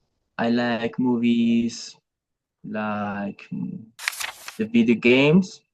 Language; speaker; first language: English; non-native, learner; Spanish